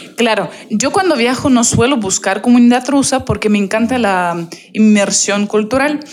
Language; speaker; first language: Spanish; non-native, fluent; Russian